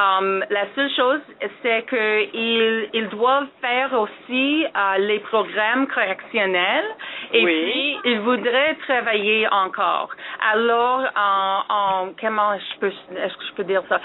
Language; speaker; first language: French; non-native, fluent; English